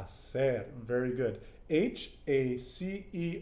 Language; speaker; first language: Spanish; non-native, learner; English